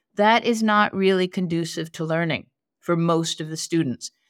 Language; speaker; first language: English; native; English